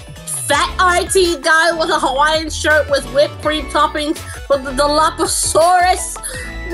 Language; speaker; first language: English; native; English